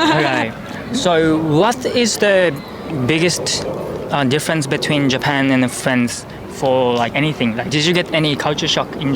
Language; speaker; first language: English; non-native, learner; Japanese